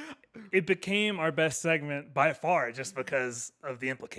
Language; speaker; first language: English; native; English